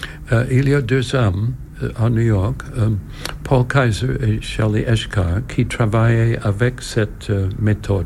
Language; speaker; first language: French; non-native, learner; English